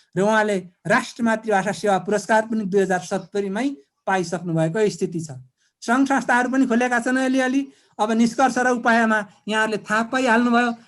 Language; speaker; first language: Nepali; non-native, local second language; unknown